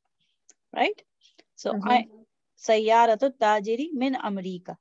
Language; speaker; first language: Arabic; non-native, fluent; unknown